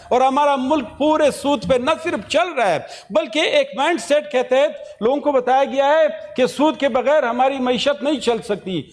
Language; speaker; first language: Urdu; non-native, local second language; Pashto